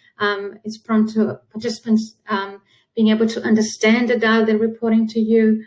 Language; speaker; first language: English; non-native, fluent; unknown